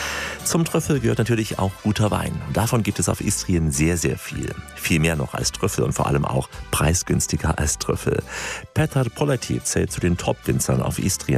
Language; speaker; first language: German; native; German